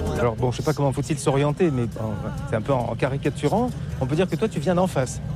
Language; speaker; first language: French; native; French